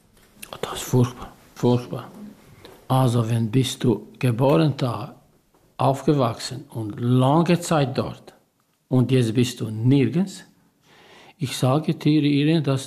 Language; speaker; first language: German; non-native, learner; Albanian